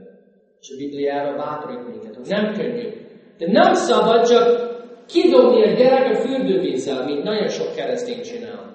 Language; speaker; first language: Hungarian; non-native, fluent; English